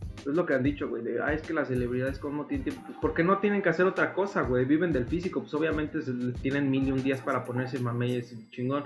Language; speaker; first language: Spanish; native; Spanish